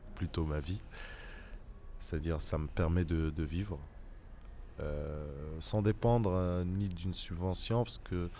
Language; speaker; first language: French; non-native, local second language; Arabic